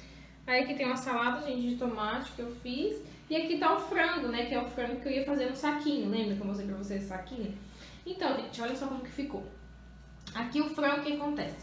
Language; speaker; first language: Portuguese; native; Portuguese